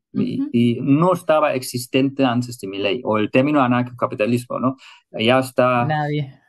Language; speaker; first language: Spanish; non-native, fluent; German